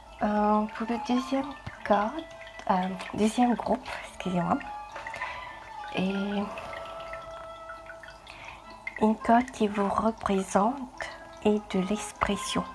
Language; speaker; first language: French; non-native, fluent; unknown